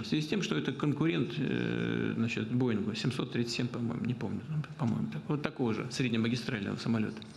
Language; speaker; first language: Russian; native; Russian